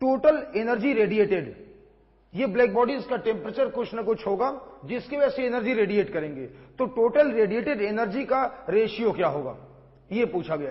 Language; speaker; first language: Hindi; native; Hindi